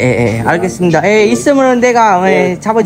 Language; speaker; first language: Korean; non-native, fluent; Sinhala